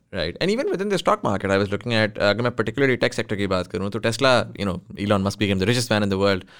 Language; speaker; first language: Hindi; native; Hindi